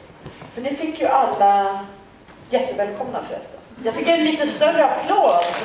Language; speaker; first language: Swedish; native; Swedish